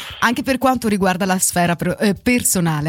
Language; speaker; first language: Italian; native; Italian